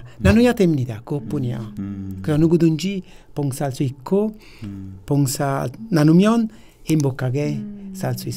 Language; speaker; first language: Korean; non-native, fluent; Italian